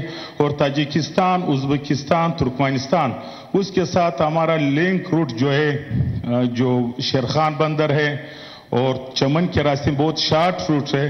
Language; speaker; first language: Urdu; non-native, local second language; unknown